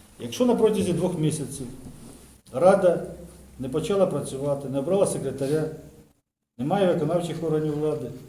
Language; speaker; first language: Ukrainian; native; Ukrainian